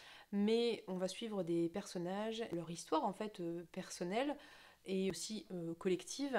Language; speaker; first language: French; native; French